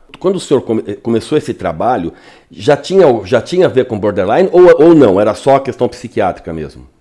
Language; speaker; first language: Portuguese; native; Portuguese